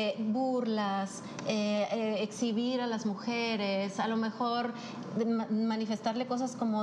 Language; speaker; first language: Spanish; native; Spanish